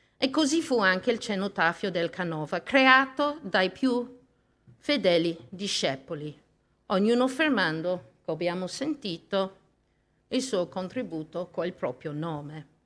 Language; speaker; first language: Italian; non-native, fluent; English